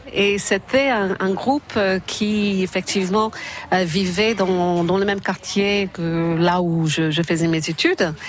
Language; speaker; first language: French; non-native, fluent; English